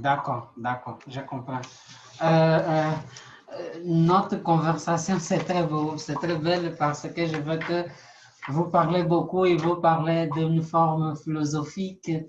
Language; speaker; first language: French; non-native, learner; Portuguese